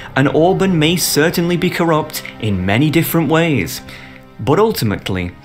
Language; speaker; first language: English; native; English